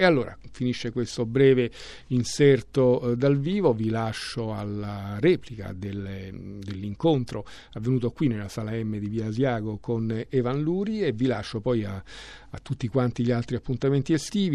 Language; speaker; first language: Italian; native; Italian